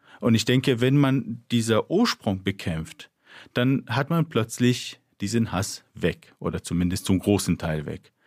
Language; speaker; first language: German; non-native, fluent; Arabic